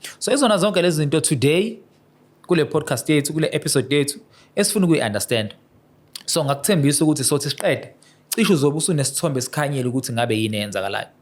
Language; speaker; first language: Zulu; native; Zulu